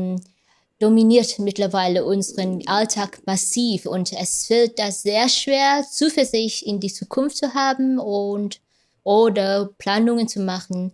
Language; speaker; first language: German; non-native, fluent; Vietnamese